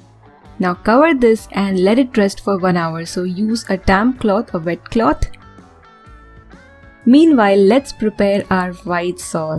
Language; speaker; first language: English; non-native, local second language; Hindi